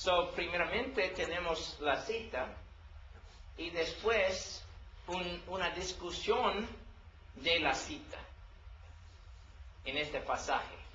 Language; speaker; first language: Spanish; non-native, learner; English